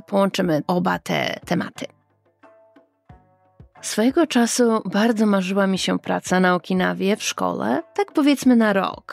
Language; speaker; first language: Polish; native; Polish